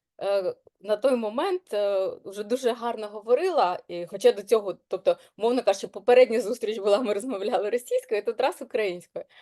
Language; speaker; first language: Ukrainian; non-native, local second language; Russian